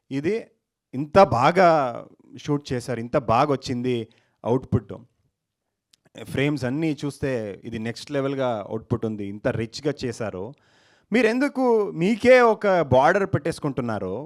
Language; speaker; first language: Telugu; non-native, learner; Kannada